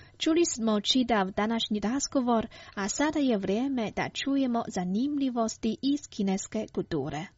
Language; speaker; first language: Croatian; non-native, fluent; Chinese